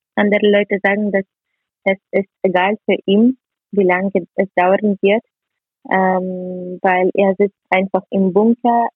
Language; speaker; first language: German; non-native, learner; Ukrainian